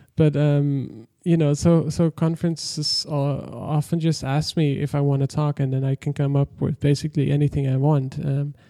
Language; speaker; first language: English; non-native, fluent; Dutch